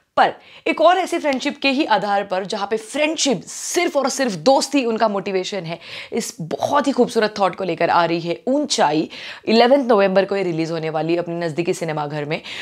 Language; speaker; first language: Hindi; non-native, local second language; Marathi